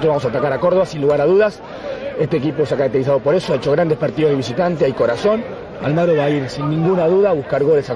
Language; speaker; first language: Spanish; native; Spanish